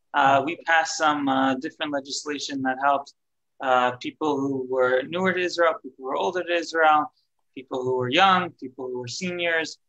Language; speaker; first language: English; native; English